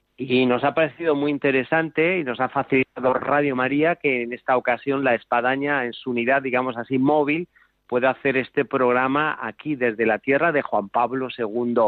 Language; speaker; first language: Spanish; native; Spanish